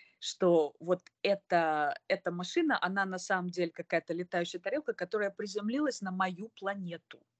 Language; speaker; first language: Russian; native; Russian